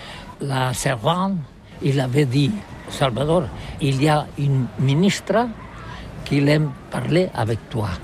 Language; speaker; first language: French; non-native, learner; Catalan